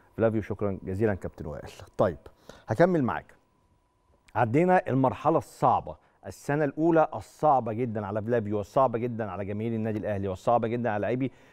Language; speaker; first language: Arabic; native; Arabic